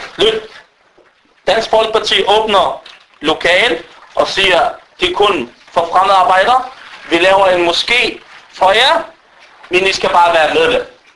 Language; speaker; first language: Danish; non-native, fluent; Arabic